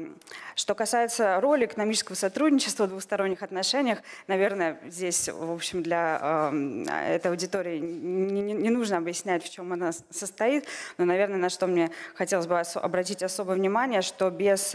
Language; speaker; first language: Russian; native; Russian